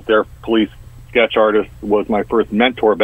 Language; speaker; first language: English; native; English